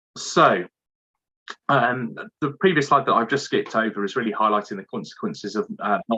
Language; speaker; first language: English; native; English